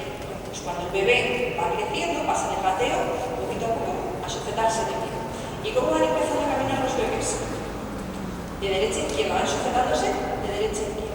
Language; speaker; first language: Spanish; native; Spanish